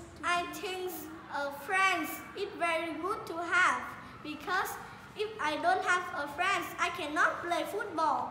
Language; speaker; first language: English; non-native, learner; Vietnamese